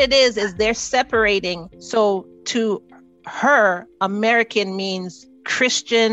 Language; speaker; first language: English; native; English